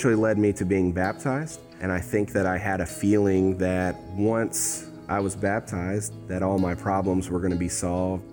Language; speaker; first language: English; native; English